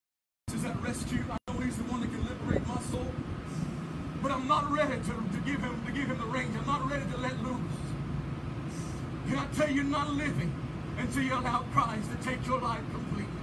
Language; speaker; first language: English; native; English